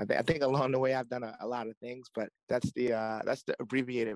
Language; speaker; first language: English; native; English